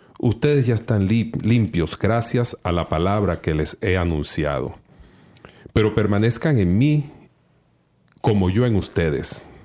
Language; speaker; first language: Spanish; native; Spanish